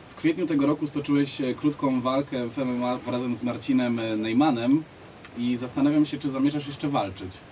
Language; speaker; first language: Polish; native; Polish